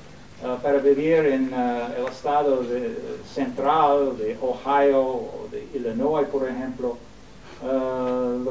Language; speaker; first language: Spanish; non-native, fluent; English